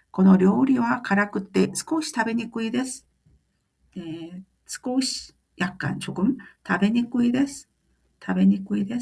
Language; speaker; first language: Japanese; non-native, fluent; Korean